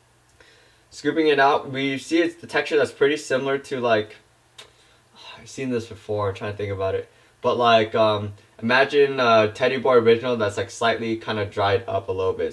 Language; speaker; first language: English; native; English